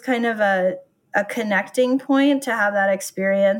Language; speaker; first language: English; native; English